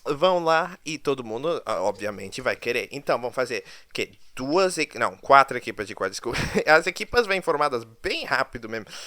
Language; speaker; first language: Portuguese; early bilingual, other home language; English